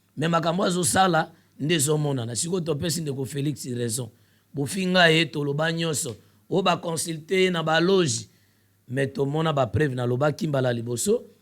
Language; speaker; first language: Lingala; native; Lingala